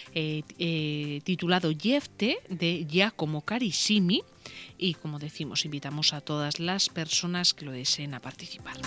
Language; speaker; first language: Spanish; native; Spanish